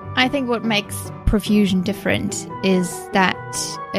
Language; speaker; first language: English; non-native, fluent; German